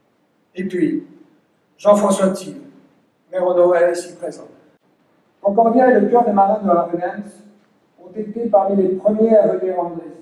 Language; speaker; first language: French; native; French